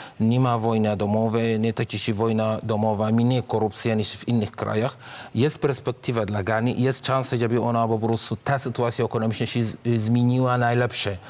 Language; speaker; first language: Polish; non-native, fluent; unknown